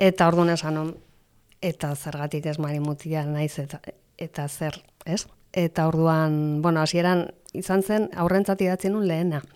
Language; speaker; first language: Basque; non-native, local second language; Spanish